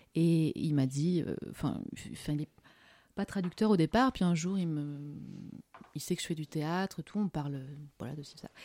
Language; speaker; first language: French; native; French